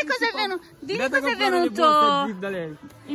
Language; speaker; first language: Italian; native; Italian